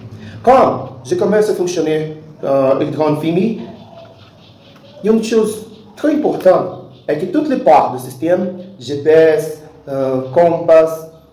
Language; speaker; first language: French; non-native, learner; Portuguese